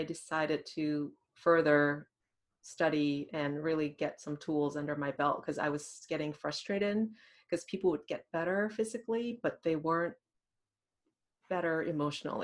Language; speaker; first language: English; non-native, fluent; Thai